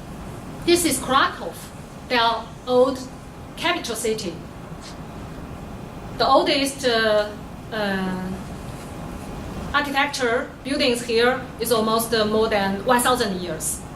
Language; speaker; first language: English; non-native, learner; Chinese